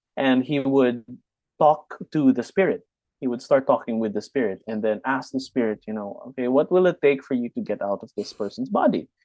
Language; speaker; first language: English; non-native, local second language; Hiligaynon